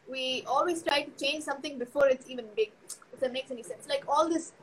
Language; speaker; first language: English; non-native, local second language; Tamil